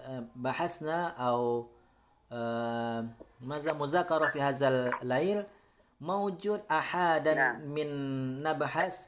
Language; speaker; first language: Arabic; non-native, learner; Indonesian